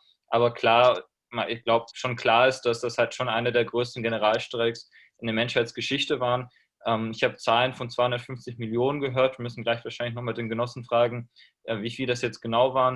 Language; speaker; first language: German; native; German